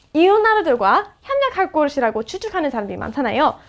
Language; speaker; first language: Korean; non-native, fluent; English